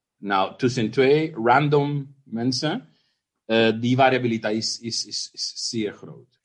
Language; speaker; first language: Dutch; non-native, fluent; Spanish